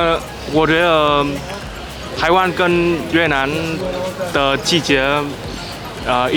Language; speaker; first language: Chinese; non-native, learner; Vietnamese